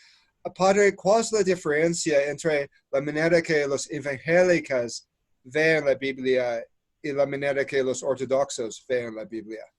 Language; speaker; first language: Spanish; non-native, fluent; English